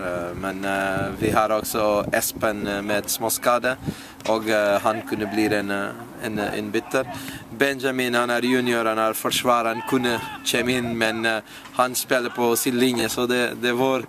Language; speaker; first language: Norwegian; non-native, learner; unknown